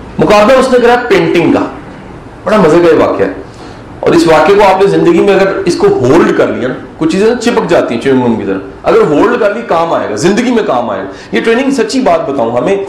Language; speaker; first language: Urdu; non-native, local second language; Punjabi